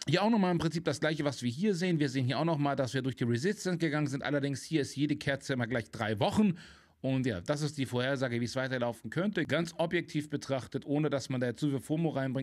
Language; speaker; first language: German; native; German